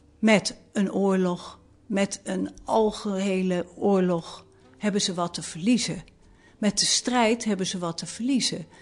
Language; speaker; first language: Dutch; native; Dutch